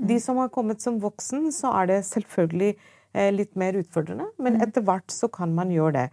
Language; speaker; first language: Norwegian; non-native, fluent; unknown